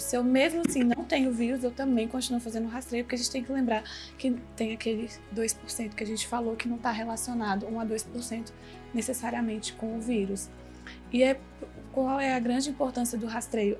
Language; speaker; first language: Portuguese; native; Portuguese